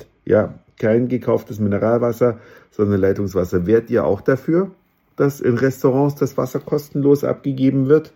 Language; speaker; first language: German; native; German